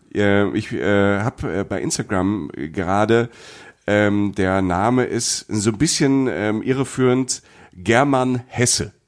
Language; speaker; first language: German; native; German